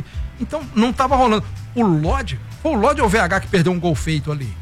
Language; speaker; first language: Portuguese; native; Portuguese